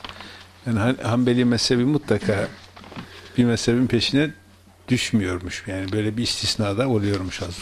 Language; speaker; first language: Turkish; native; Turkish